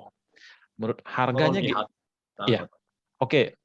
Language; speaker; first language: Indonesian; native; Indonesian